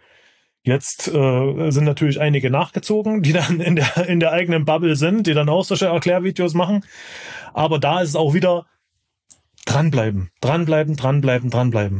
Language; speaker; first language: German; native; German